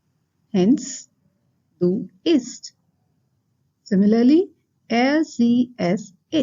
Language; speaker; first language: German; non-native, fluent; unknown